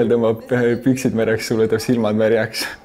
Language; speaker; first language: Estonian; native; Estonian